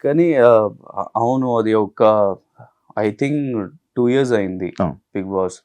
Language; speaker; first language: Telugu; non-native, learner; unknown